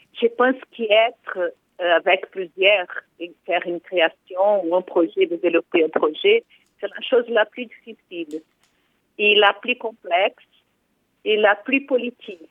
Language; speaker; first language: French; non-native, fluent; Portuguese